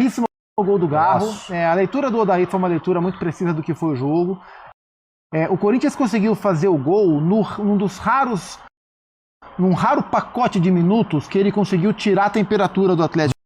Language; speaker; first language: Portuguese; native; Portuguese